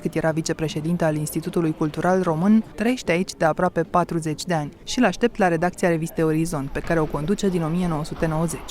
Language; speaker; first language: Romanian; native; Romanian